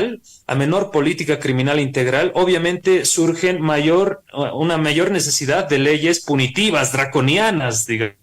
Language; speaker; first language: Spanish; native; Spanish